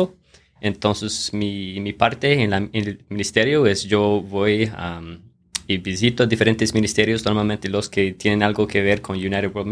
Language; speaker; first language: Spanish; non-native, fluent; English